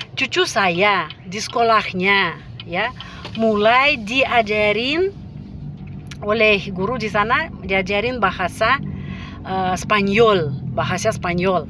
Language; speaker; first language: Indonesian; non-native, fluent; Russian